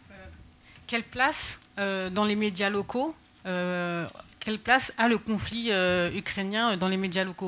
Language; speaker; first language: French; native; French